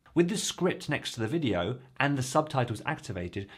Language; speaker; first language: English; native; English